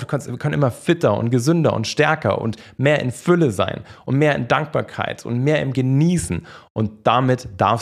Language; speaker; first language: German; native; German